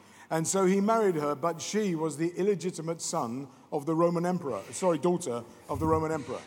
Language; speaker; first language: English; native; English